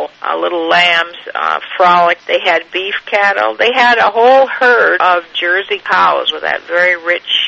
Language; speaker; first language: English; native; English